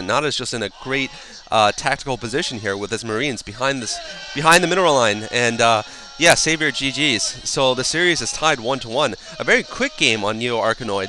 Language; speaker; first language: English; native; English